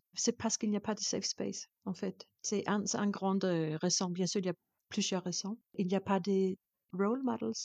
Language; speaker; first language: French; non-native, learner; Danish